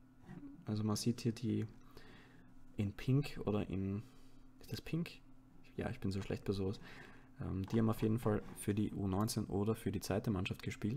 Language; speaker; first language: German; native; German